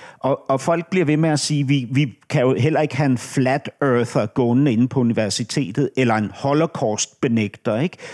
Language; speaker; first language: Danish; native; Danish